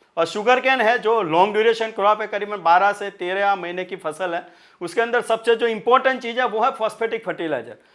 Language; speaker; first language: Hindi; non-native, local second language; Marathi